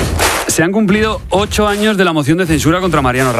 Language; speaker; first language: Spanish; native; Spanish